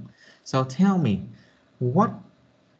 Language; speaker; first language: English; non-native, fluent; Vietnamese